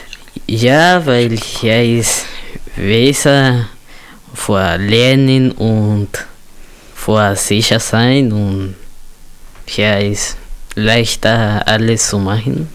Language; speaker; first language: German; non-native, learner; Spanish